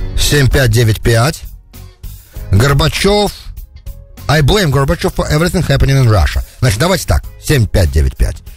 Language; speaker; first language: Russian; native; Russian